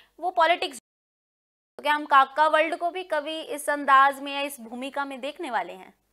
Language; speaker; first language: Hindi; native; Hindi